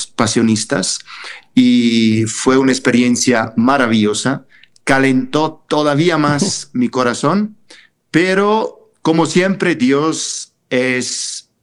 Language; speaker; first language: Spanish; non-native, fluent; Italian